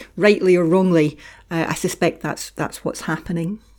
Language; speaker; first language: English; native; English